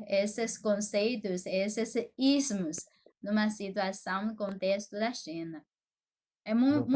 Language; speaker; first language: Portuguese; non-native, fluent; Chinese